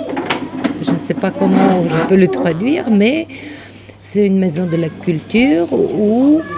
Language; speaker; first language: French; non-native, fluent; Bulgarian